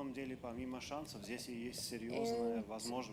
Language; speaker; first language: Russian; non-native, fluent; German